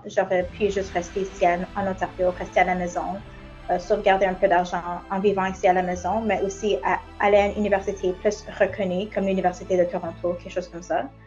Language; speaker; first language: French; non-native, local second language; English